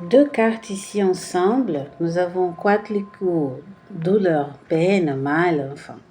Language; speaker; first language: French; non-native, fluent; Portuguese